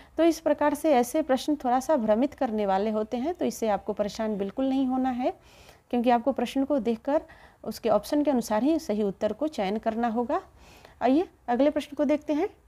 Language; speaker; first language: Hindi; native; Hindi